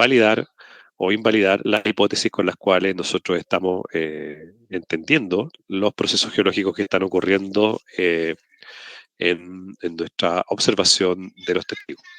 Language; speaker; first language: Spanish; native; Spanish